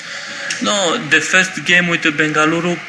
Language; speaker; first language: English; non-native, learner; Romanian